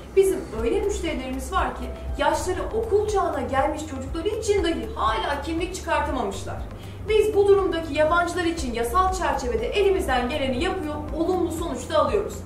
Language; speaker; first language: Turkish; native; Turkish